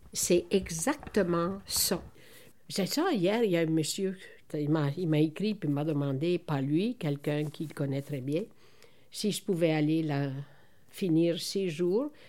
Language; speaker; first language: French; non-native, fluent; Italian